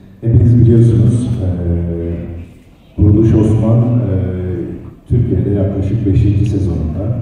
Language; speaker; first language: Turkish; native; Turkish